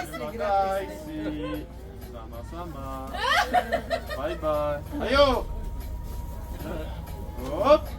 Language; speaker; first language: Indonesian; non-native, learner; Turkish